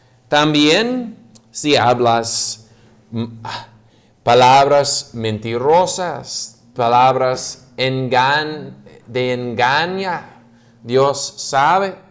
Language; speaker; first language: Spanish; non-native, fluent; English